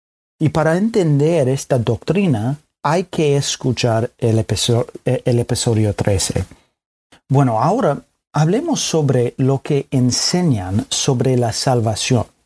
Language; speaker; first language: Spanish; non-native, fluent; English